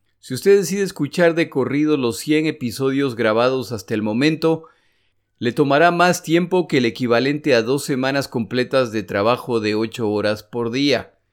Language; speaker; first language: Spanish; native; Spanish